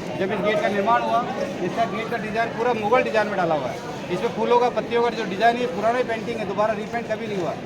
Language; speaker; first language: Hindi; native; Hindi